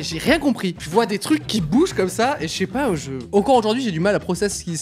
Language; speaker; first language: French; native; French